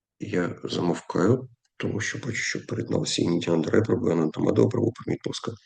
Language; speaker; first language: Ukrainian; non-native, local second language; Russian